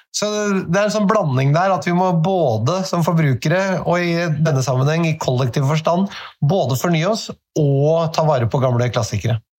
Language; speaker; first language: Norwegian; native; Norwegian